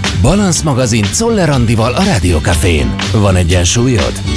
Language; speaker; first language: Hungarian; native; Hungarian